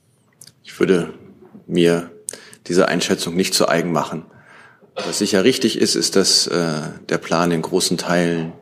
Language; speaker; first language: German; native; German